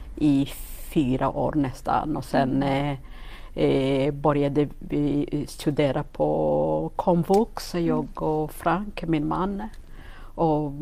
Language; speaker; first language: Swedish; non-native, fluent; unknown